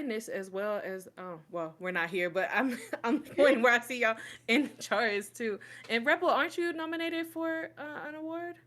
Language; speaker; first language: English; native; English